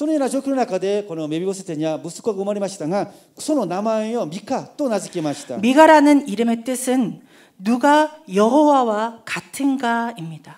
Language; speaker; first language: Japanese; non-native, fluent; Korean